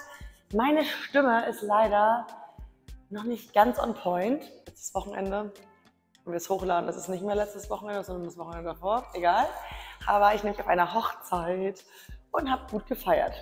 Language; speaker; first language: German; native; German